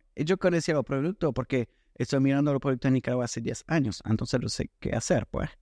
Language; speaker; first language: Spanish; non-native, fluent; French